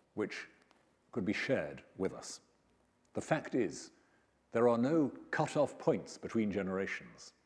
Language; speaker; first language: English; native; English